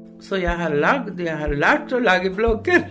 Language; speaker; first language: Norwegian; early bilingual, other home language; Spanish